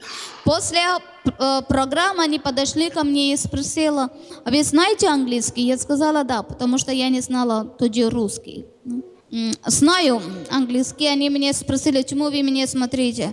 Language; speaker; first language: Ukrainian; non-native, learner; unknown